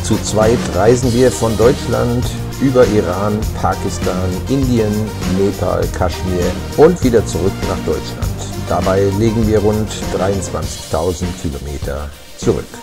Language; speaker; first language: German; native; German